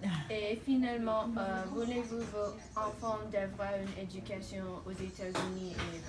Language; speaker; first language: French; non-native, learner; English